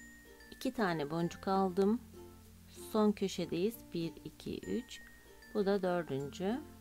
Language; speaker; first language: Turkish; native; Turkish